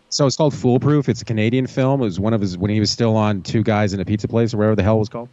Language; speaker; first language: English; native; English